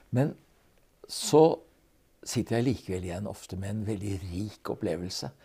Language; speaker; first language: Norwegian; native; Norwegian